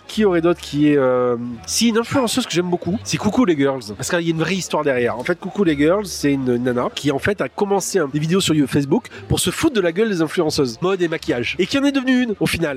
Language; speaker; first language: French; native; French